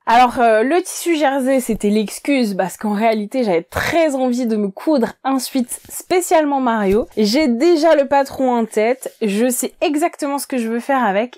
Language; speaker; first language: French; native; French